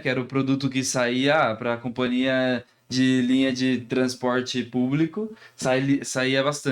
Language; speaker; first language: Portuguese; native; Portuguese